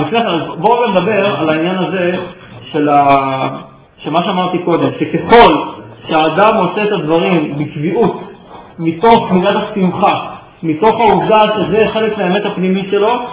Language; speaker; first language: Hebrew; native; Hebrew